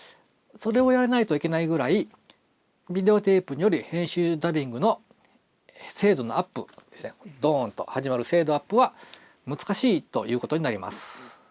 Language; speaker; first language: Japanese; native; Japanese